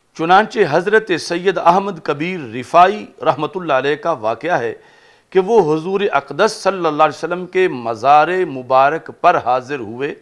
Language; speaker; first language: Urdu; non-native, local second language; Punjabi